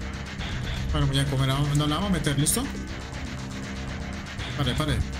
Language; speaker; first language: Spanish; native; Spanish